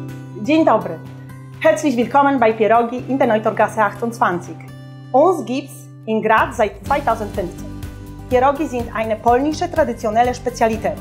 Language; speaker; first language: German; non-native, fluent; Polish